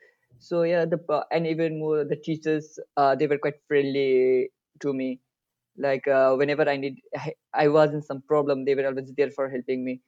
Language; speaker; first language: English; non-native, local second language; Nepali